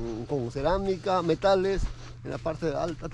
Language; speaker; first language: Spanish; native; Spanish